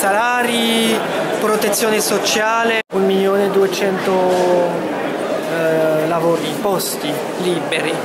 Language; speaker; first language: Italian; non-native, fluent; French